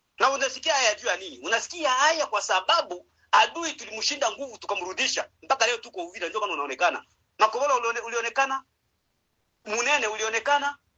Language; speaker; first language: Swahili; native; Swahili